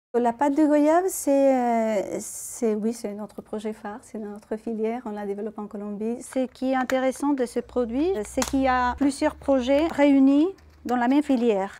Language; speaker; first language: French; non-native, fluent; Spanish